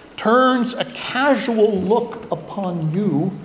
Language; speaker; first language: English; native; English